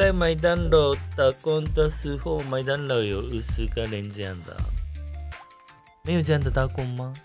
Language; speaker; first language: Chinese; non-native, learner; Japanese